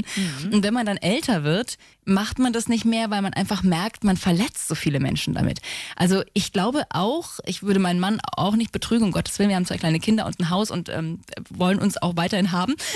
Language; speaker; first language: German; native; German